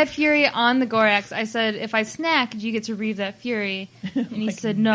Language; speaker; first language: English; native; English